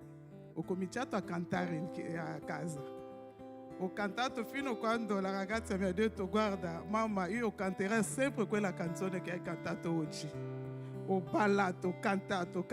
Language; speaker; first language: Italian; non-native, fluent; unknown